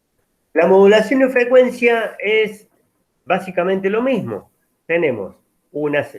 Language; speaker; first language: Spanish; native; Spanish